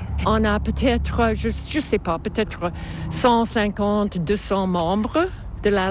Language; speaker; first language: French; non-native, local second language; English